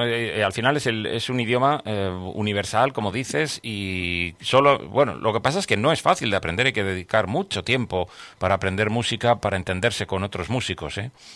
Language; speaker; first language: Spanish; native; Spanish